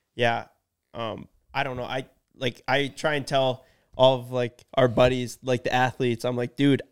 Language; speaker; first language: English; native; English